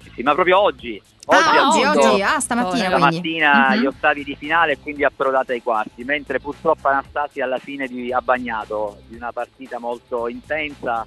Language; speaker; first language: Italian; native; Italian